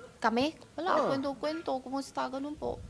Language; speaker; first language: Filipino; non-native, learner; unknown